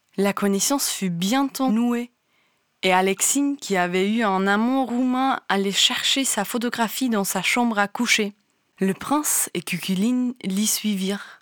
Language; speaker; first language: French; non-native, fluent; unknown